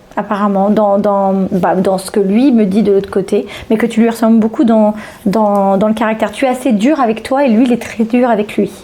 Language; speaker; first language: French; early bilingual, other home language; Portuguese